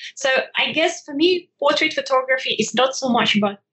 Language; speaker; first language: English; non-native, fluent; Ukrainian